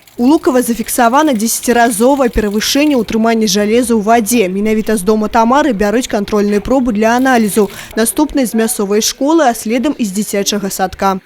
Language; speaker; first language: Belarusian; native; Belarusian